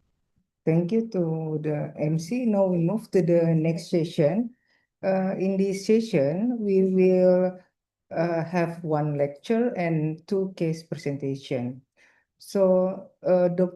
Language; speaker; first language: English; non-native, fluent; Indonesian